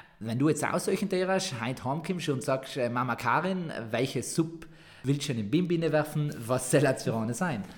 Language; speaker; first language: German; native; German